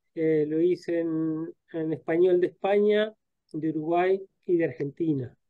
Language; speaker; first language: Spanish; native; Spanish